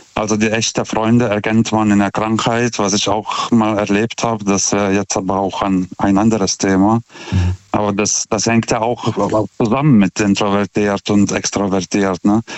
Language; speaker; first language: German; non-native, fluent; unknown